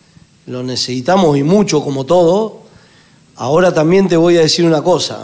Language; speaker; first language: Spanish; native; Spanish